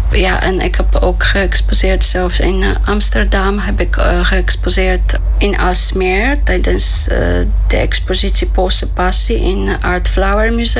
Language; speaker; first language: Dutch; non-native, fluent; Polish